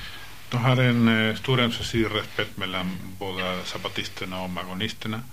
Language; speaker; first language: Swedish; non-native, fluent; Spanish